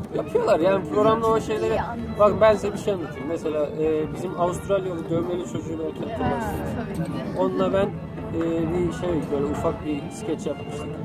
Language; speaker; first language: Turkish; native; Turkish